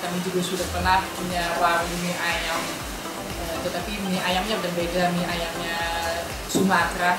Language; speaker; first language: Indonesian; non-native, fluent; Dutch